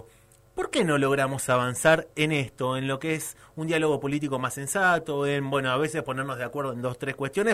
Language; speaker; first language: Spanish; native; Spanish